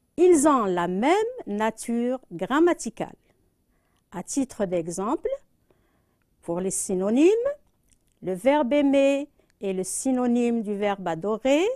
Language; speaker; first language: French; non-native, local second language; Arabic